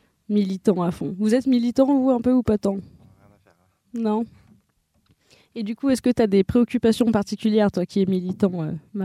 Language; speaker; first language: French; native; French